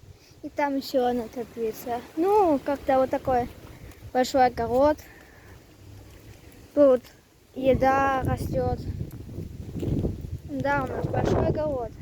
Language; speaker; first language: Russian; early bilingual, heritage; Russian